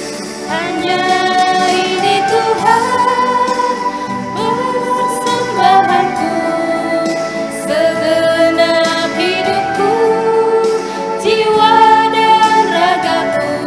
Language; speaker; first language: Indonesian; native; Indonesian